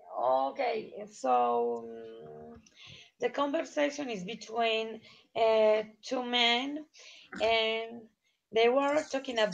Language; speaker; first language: English; non-native, learner; Spanish